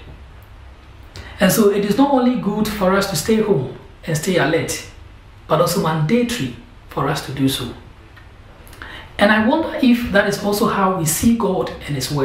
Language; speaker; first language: English; non-native, local second language; Akan